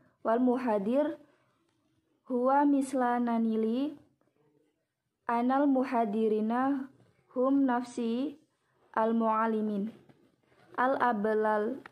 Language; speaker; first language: Arabic; non-native, learner; Indonesian